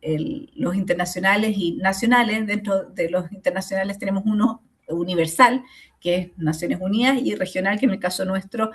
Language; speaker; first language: Spanish; native; Spanish